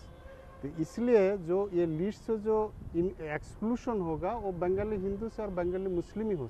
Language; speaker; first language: Urdu; non-native, local second language; Bangla